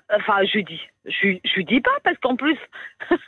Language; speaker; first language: French; native; French